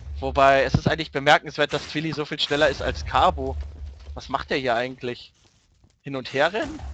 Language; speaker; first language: German; native; German